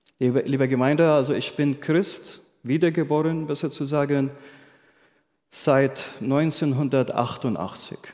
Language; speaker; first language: German; non-native, fluent; Arabic